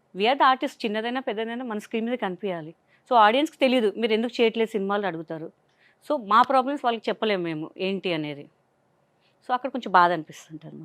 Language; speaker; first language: Telugu; non-native, local second language; Hindi